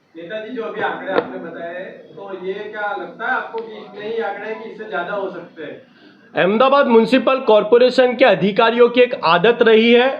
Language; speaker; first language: Hindi; non-native, local second language; Gujarati